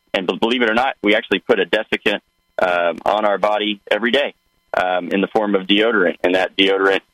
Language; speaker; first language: English; native; English